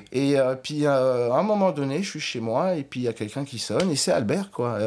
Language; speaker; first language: French; native; French